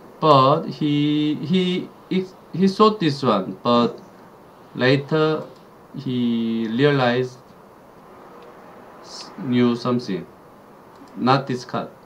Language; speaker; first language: English; non-native, learner; Korean